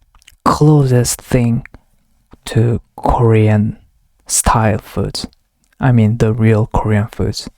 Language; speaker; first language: English; non-native, learner; Korean